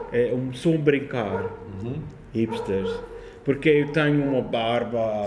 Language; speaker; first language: Portuguese; non-native, learner; Afrikaans